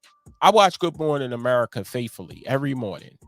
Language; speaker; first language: English; native; English